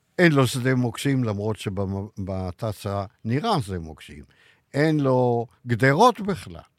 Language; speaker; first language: Hebrew; native; Hebrew